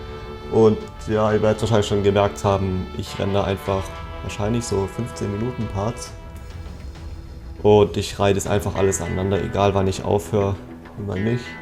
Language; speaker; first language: German; native; German